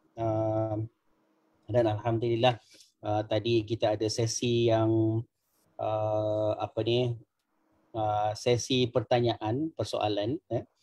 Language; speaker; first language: Malay; native; Malay